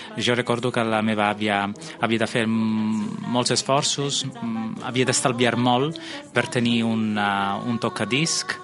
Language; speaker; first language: Catalan; non-native, fluent; Italian